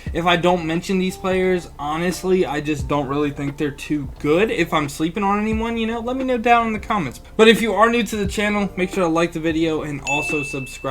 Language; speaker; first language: English; native; English